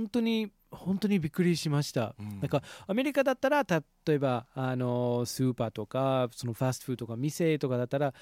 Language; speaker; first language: Japanese; non-native, fluent; English